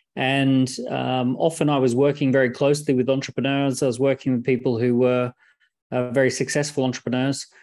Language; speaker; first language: English; native; English